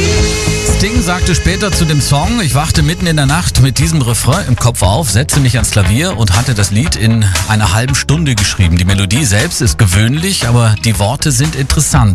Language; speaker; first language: German; native; German